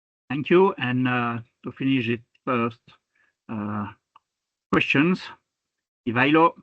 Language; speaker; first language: English; non-native, fluent; French